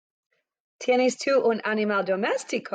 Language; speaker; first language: Spanish; non-native, fluent; English